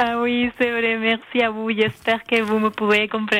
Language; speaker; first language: French; non-native, learner; Spanish